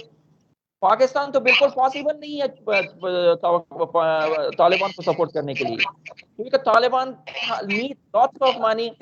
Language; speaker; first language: Hindi; non-native, fluent; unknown